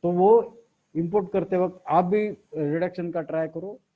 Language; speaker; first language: Hindi; non-native, local second language; Marathi